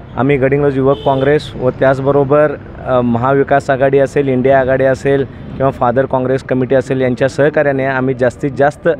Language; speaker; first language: Marathi; native; Marathi